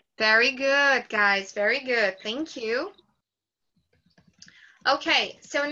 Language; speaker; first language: English; non-native, fluent; Portuguese